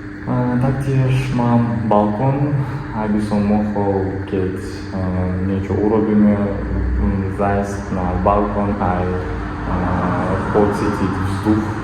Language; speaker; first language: Slovak; non-native, learner; Kazakh